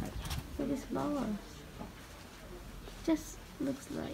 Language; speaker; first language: English; non-native, learner; Indonesian